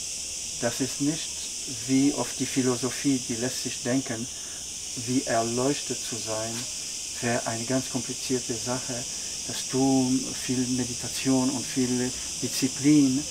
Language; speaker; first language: German; non-native, fluent; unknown